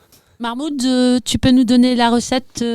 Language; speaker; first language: French; native; French